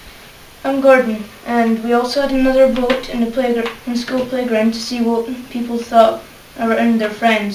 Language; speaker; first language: English; native; English